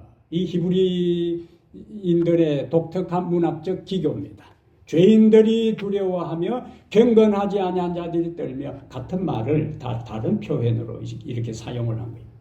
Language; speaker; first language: Korean; native; Korean